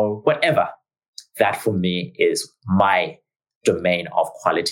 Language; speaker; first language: English; non-native, local second language; Shona